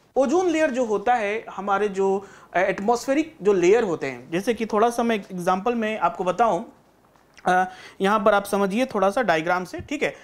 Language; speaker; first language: Hindi; native; Hindi